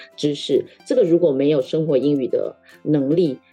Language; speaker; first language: Chinese; non-native, local second language; Min Nan Chinese